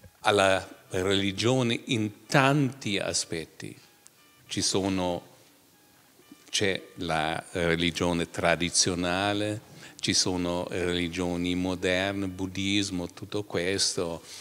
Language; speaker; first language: Italian; non-native, fluent; German